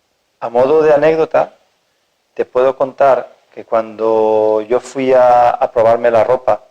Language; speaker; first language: Spanish; native; Spanish